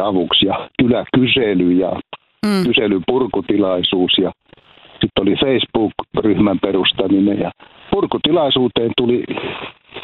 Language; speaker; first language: Finnish; native; Finnish